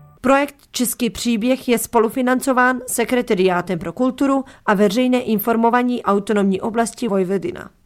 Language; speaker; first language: Czech; early bilingual, heritage; Czech